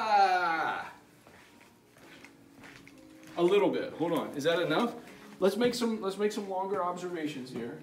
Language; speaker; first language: English; native; English